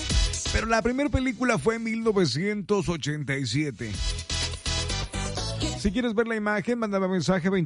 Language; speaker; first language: Spanish; native; Spanish